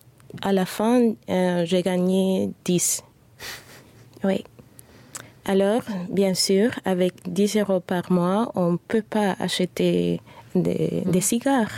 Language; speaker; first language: French; non-native, fluent; Spanish